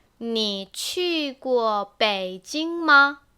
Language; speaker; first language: Chinese; non-native, fluent; Korean